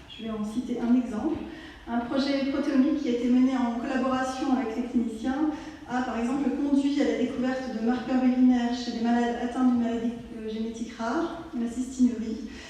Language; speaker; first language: French; native; French